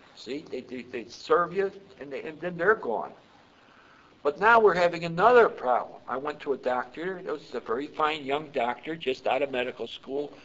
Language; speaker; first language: English; early bilingual, other home language; Yiddish